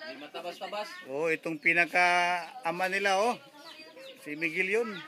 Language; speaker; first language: Filipino; non-native, local second language; Waray